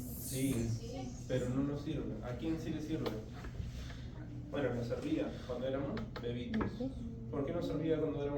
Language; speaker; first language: Spanish; native; Spanish